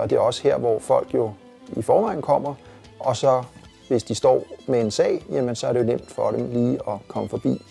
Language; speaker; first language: Danish; native; Danish